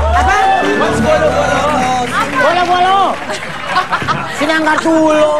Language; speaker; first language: Indonesian; native; Indonesian